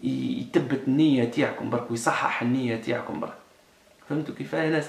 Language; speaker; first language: Arabic; native; Arabic